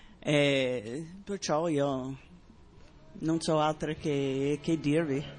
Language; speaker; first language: Italian; non-native, fluent; English